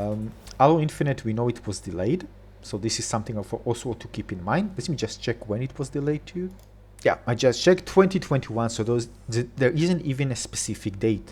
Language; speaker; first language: English; non-native, fluent; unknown